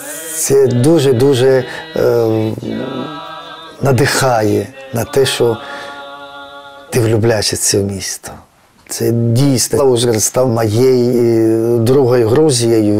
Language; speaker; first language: Ukrainian; non-native, fluent; Georgian